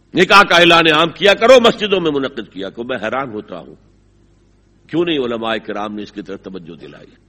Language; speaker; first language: Urdu; native; Urdu